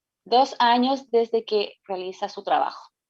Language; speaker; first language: Spanish; native; Spanish